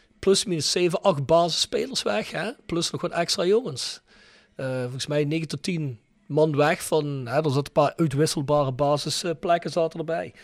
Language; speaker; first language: Dutch; native; Dutch